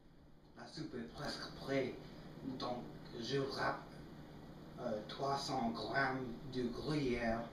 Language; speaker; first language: French; non-native, learner; English